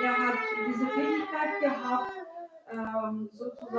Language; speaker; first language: German; non-native, learner; Russian